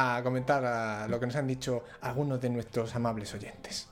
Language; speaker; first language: Spanish; native; Spanish